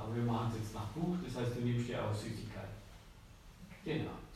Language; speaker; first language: German; native; German